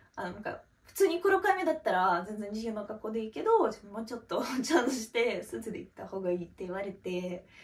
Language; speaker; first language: Japanese; non-native, fluent; Russian